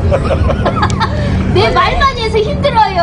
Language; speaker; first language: Korean; native; Korean